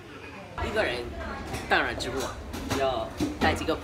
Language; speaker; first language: Chinese; non-native, fluent; English